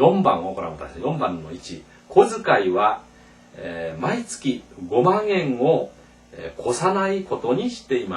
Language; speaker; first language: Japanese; non-native, fluent; Korean